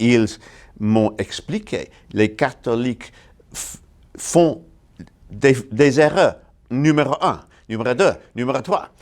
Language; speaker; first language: French; non-native, fluent; English